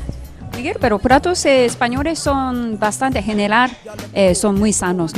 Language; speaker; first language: Spanish; non-native, fluent; Japanese